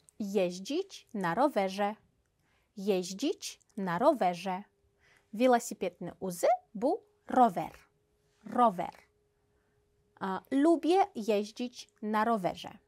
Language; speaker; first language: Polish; non-native, fluent; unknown